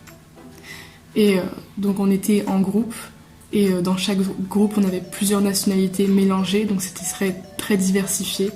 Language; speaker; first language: French; native; French